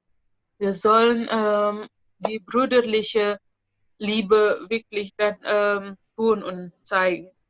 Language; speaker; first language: German; non-native, fluent; Indonesian